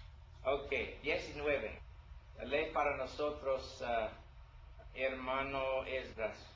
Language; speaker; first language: Spanish; non-native, learner; English